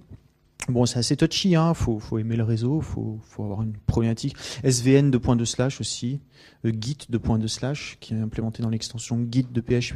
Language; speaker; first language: French; native; French